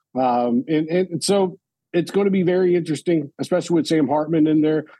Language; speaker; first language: English; native; English